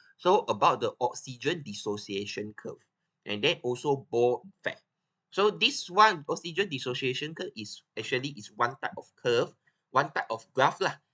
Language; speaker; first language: English; non-native, local second language; Chinese